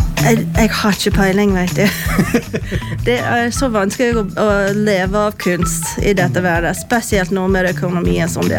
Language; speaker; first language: Norwegian; non-native, fluent; English